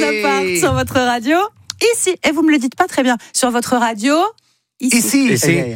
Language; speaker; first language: French; native; French